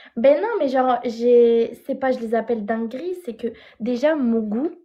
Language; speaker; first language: French; native; French